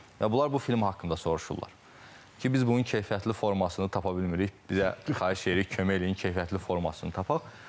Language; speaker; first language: Azerbaijani; native; Azerbaijani